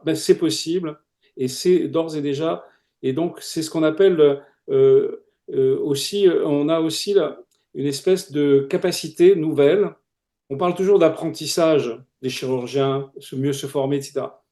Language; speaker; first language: French; native; French